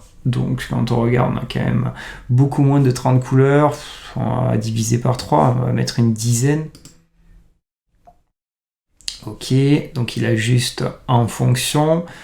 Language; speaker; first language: French; native; French